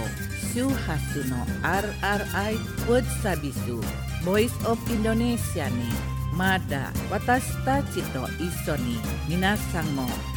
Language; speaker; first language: Japanese; non-native, fluent; Indonesian